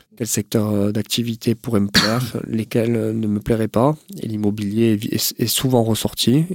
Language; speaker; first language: French; native; French